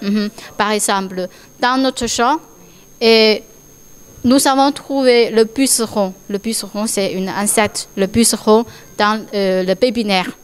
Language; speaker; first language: French; non-native, learner; Chinese